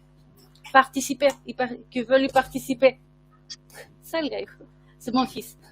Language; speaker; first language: French; non-native, fluent; Spanish